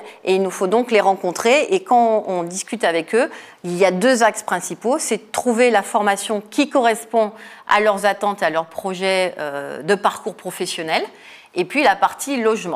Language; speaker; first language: French; native; French